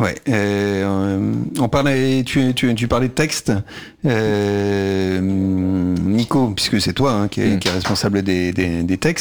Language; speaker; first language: French; native; French